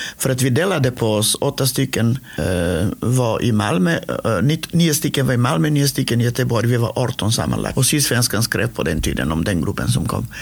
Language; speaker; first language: Swedish; non-native, fluent; Macedonian